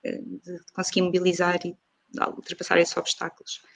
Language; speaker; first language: Portuguese; native; Portuguese